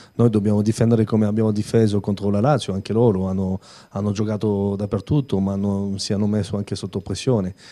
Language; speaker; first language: Italian; non-native, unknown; French